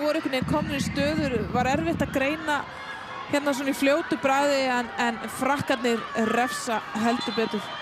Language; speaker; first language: Icelandic; native; Icelandic